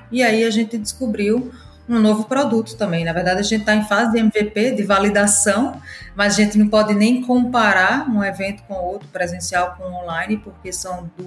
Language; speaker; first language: Portuguese; native; Portuguese